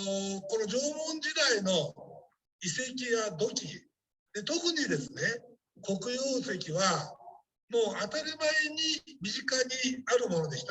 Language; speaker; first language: Japanese; native; Japanese